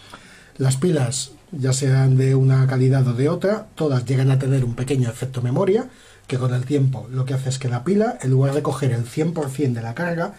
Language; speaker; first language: Spanish; native; Spanish